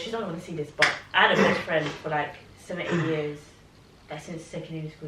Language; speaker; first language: English; native; English